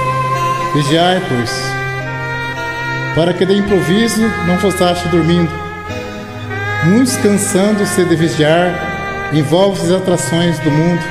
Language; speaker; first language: Portuguese; native; Portuguese